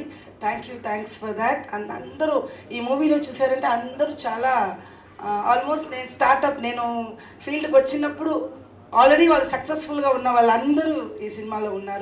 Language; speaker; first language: Telugu; non-native, local second language; Tamil